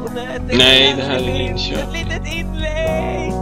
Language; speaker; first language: Swedish; native; Swedish